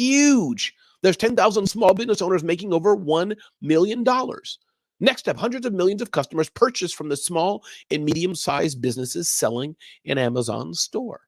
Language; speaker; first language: English; native; English